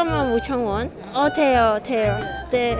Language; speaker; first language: Korean; non-native, learner; Cantonese